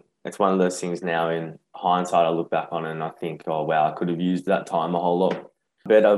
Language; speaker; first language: English; native; English